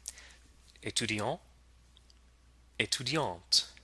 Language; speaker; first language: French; non-native, fluent; English